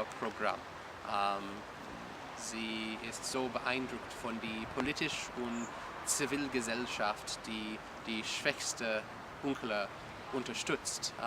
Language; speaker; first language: German; non-native, learner; English